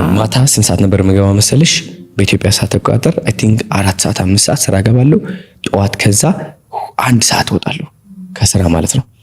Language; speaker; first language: Amharic; non-native, local second language; Tigrinya